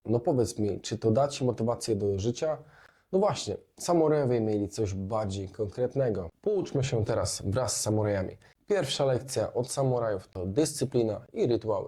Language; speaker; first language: Polish; native; Polish